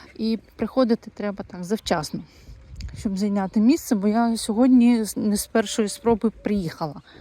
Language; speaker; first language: Ukrainian; non-native, local second language; Russian